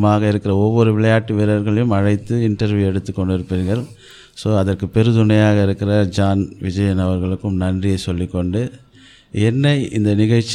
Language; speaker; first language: Tamil; native; Tamil